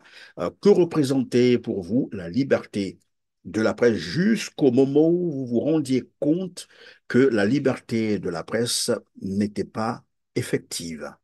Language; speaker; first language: French; native; French